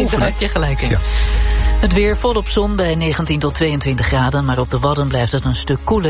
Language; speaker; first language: Dutch; native; Dutch